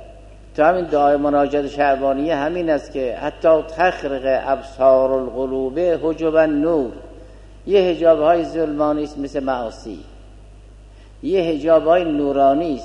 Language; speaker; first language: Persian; native; Persian